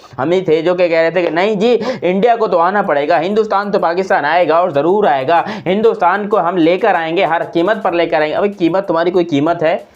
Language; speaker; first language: Urdu; native; Urdu